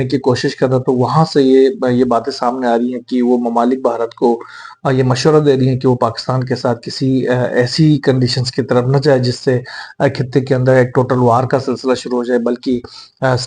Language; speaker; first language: Urdu; native; Urdu